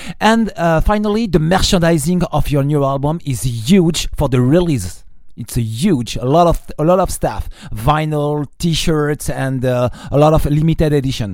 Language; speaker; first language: English; non-native, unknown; French